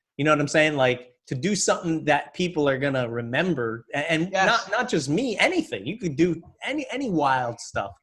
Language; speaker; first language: English; native; English